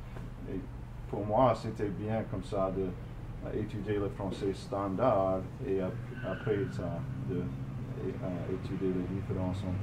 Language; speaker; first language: French; non-native, fluent; English